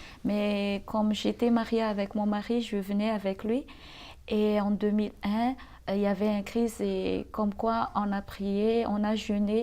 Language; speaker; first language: French; non-native, local second language; Malagasy